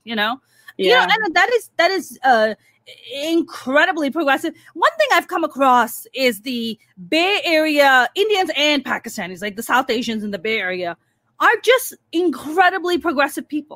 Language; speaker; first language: English; non-native, local second language; Urdu